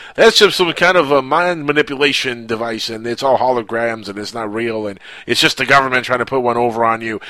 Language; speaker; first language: English; non-native, fluent; Spanish